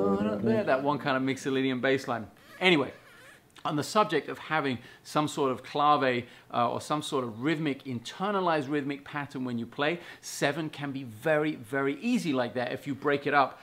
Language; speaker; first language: English; native; English